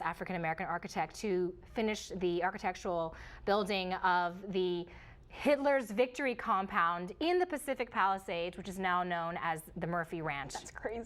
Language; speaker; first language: English; early bilingual, other home language; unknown